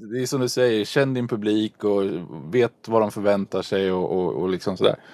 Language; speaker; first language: Swedish; native; Swedish